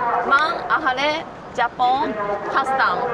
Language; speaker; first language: Persian; non-native, learner; Japanese